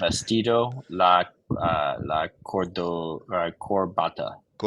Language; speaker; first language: Spanish; non-native, learner; English